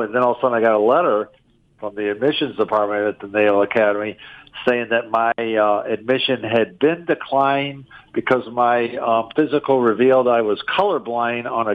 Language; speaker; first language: English; native; English